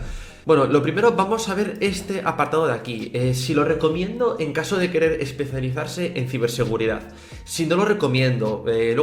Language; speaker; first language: Spanish; native; Spanish